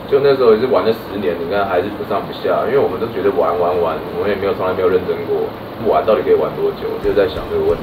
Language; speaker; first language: Chinese; native; Chinese